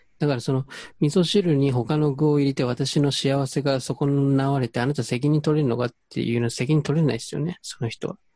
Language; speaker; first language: Japanese; native; Japanese